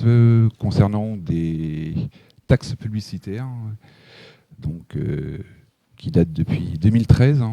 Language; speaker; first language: French; native; French